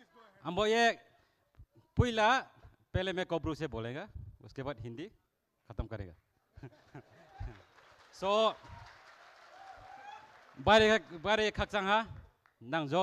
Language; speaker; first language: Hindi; non-native, local second language; Kok Borok